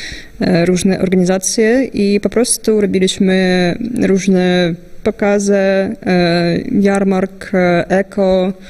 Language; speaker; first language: Polish; non-native, fluent; Russian